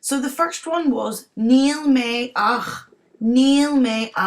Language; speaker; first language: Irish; non-native, local second language; English